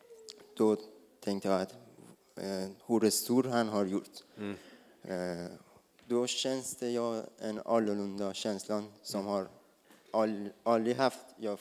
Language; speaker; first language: Swedish; non-native, learner; Persian